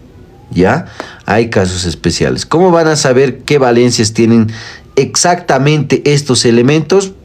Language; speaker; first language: Spanish; native; Spanish